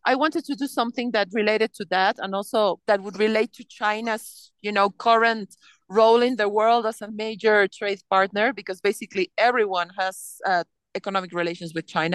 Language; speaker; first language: English; non-native, fluent; Spanish